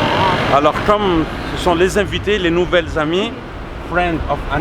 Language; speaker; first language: French; native; French